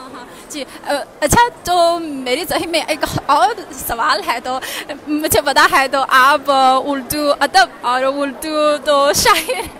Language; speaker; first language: Hindi; non-native, learner; Chinese